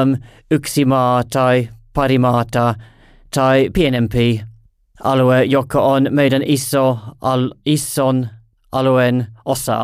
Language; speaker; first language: Finnish; non-native, learner; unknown